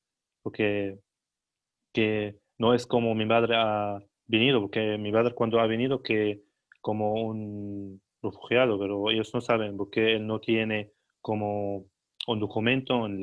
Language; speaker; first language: Spanish; non-native, learner; Arabic